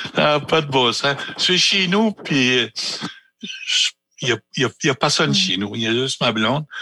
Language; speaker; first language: French; non-native, local second language; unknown